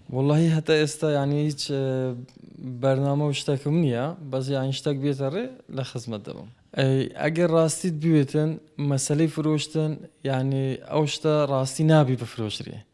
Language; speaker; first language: Central Kurdish; non-native, local second language; Kurdish